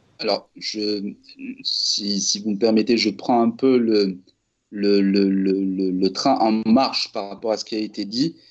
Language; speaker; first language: French; non-native, local second language; Arabic